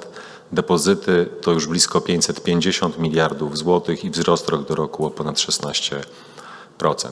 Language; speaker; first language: Polish; native; Polish